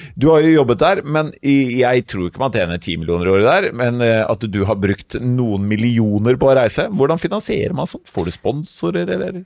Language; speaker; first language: Norwegian; native; Norwegian